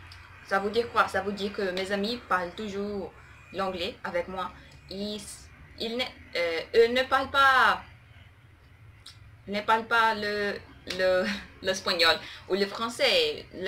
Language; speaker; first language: French; non-native, learner; Portuguese